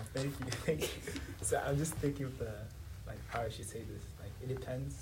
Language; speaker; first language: English; non-native, local second language; Swahili